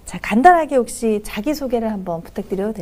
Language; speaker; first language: Korean; native; Korean